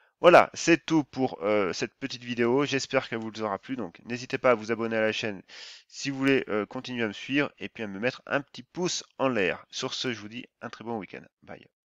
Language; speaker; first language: French; native; French